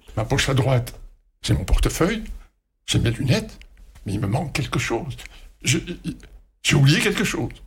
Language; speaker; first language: French; native; French